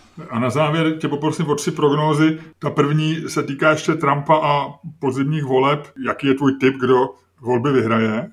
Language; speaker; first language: Czech; native; Czech